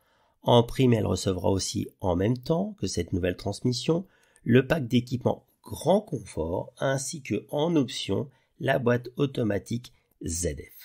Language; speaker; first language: French; native; French